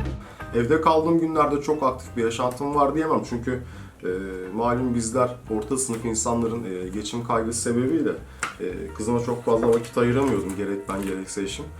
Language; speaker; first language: Turkish; native; Turkish